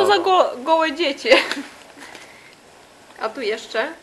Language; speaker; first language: Polish; non-native, fluent; Ukrainian